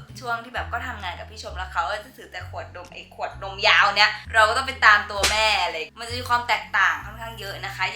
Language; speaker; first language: Thai; native; Thai